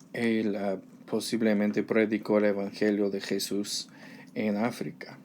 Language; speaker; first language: Spanish; non-native, learner; English